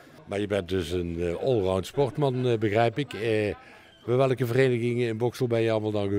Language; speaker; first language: Dutch; native; Dutch